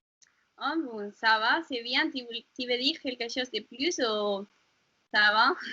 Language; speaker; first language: French; non-native, learner; Spanish